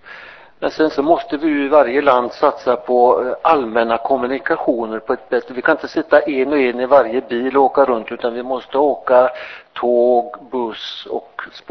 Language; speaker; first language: Swedish; native; Swedish